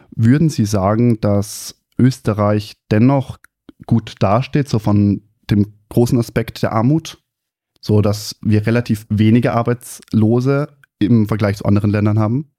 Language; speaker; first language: German; native; German